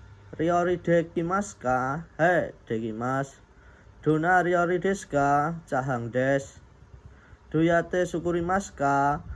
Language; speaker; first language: Japanese; non-native, learner; Indonesian